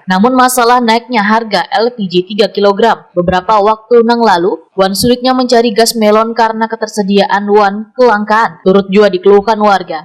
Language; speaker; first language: Indonesian; non-native, local second language; Banjar